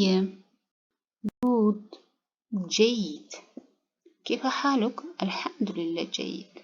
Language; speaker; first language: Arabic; non-native, learner; Kazakh